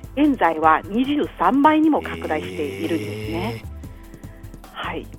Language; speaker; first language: Japanese; non-native, fluent; Chinese